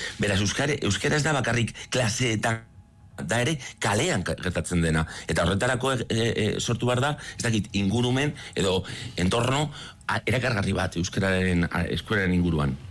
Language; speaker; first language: Basque; non-native, local second language; Spanish